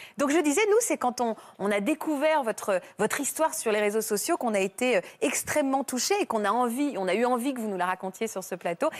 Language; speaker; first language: French; native; French